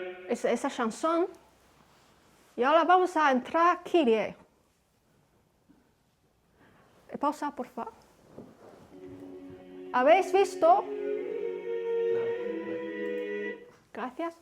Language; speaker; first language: Spanish; non-native, fluent; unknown